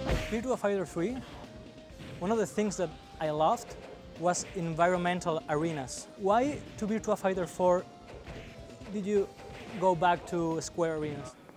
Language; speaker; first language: English; non-native, fluent; Spanish